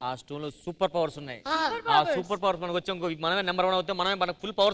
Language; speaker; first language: Telugu; native; Telugu